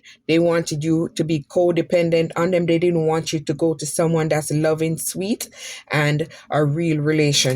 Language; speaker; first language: English; native; English